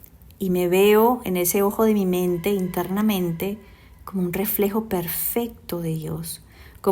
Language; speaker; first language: Spanish; native; Spanish